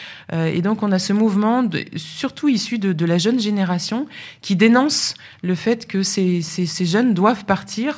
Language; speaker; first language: French; native; French